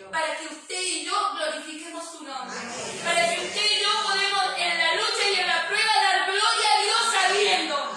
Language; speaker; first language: Spanish; native; Spanish